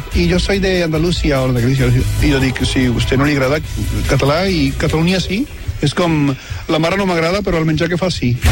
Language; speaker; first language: Catalan; non-native, fluent; Punjabi